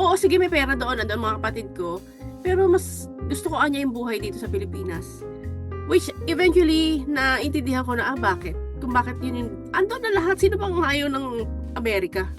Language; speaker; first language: Filipino; native; Filipino